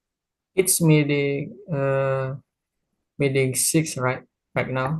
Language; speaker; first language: English; non-native, learner; Indonesian